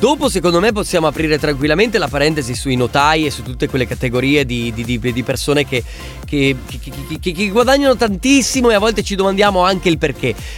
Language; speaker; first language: Italian; native; Italian